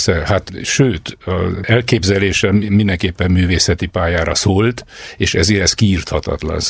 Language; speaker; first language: Hungarian; native; Hungarian